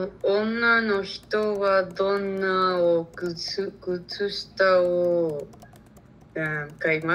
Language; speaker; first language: Japanese; non-native, learner; Spanish